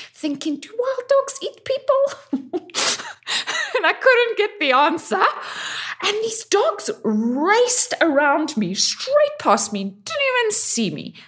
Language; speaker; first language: English; native; English